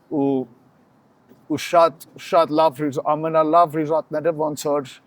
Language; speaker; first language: Armenian; early bilingual, heritage; Armenian